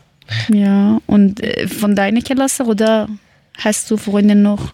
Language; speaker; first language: German; non-native, learner; Persian